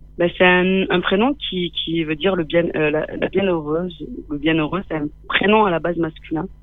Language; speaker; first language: French; native; French